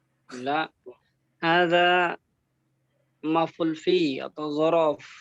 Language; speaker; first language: Arabic; non-native, fluent; Indonesian